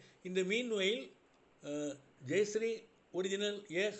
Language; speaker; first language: English; non-native, local second language; Tamil